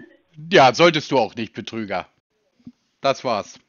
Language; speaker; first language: German; native; German